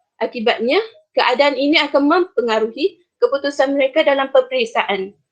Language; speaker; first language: Malay; native; Malay